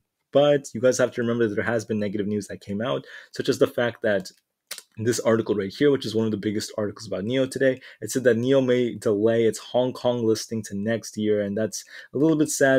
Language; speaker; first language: English; native; English